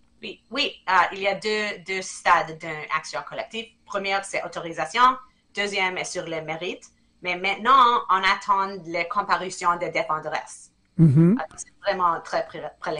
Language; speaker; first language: French; non-native, fluent; English